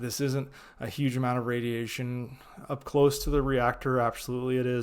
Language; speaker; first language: English; native; English